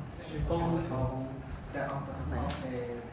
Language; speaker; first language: French; non-native, learner; Khmer